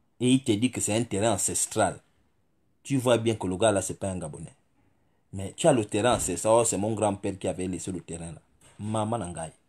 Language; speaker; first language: French; non-native, local second language; Fang